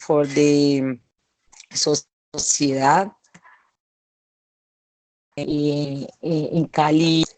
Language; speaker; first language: English; non-native, learner; Spanish